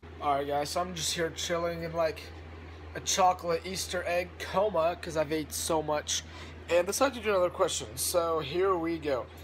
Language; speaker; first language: English; early bilingual, other home language; Russian